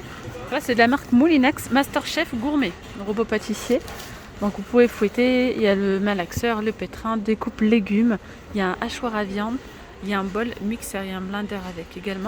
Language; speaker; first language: French; native; French